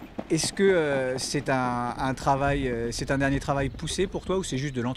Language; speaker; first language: French; native; French